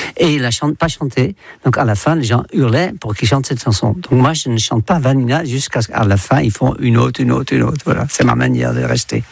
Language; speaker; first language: French; non-native, fluent; Dutch